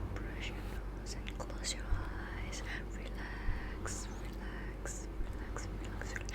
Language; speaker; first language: English; non-native, learner; Thai